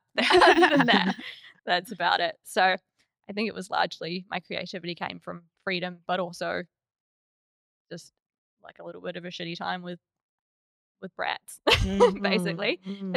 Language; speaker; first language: English; native; English